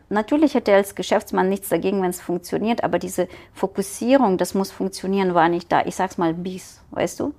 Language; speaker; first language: German; non-native, fluent; Ukrainian